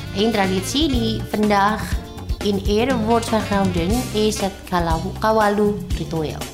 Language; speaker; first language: Dutch; non-native, fluent; Indonesian